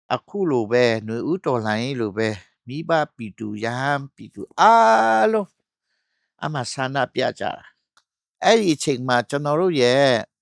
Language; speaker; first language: Burmese; non-native, local second language; Hakha Chin